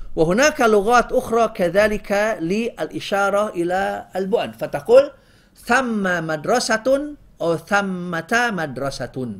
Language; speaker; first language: Arabic; non-native, fluent; Indonesian